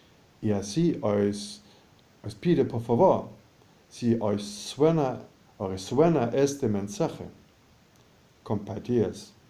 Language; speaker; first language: Spanish; non-native, fluent; German